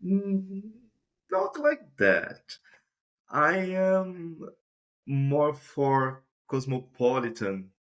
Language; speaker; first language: English; non-native, fluent; Portuguese